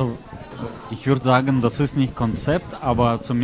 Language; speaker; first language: German; non-native, fluent; Russian